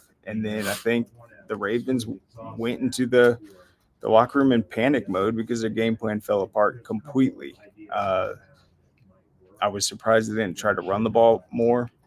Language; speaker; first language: English; native; English